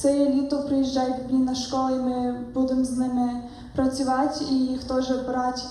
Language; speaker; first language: Ukrainian; early bilingual, heritage; Ukrainian